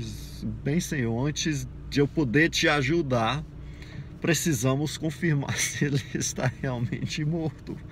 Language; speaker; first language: Portuguese; non-native, fluent; English